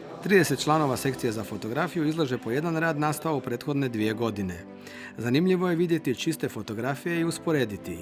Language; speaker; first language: Croatian; native; Croatian